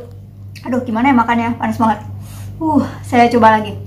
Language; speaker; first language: Indonesian; native; Indonesian